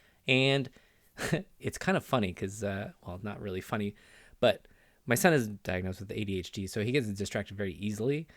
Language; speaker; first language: English; native; English